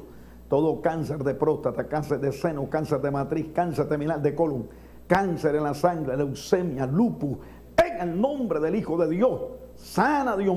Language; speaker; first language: Spanish; native; Spanish